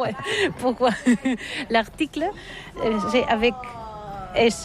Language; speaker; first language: French; non-native, learner; Catalan